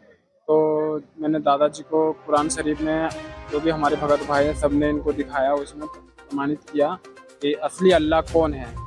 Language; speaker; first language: Hindi; native; Hindi